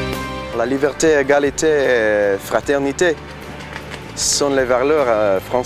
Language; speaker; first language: French; non-native, fluent; English